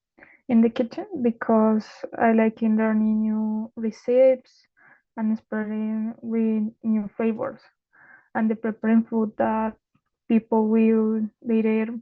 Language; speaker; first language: English; non-native, learner; Spanish